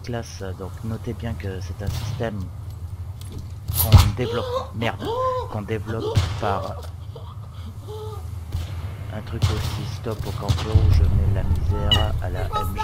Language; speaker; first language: French; native; French